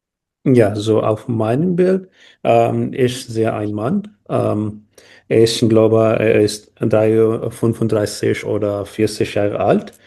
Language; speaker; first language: German; non-native, learner; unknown